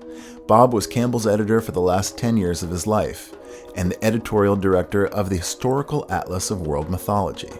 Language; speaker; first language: English; native; English